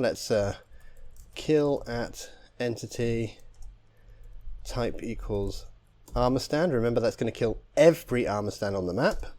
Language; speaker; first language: English; native; English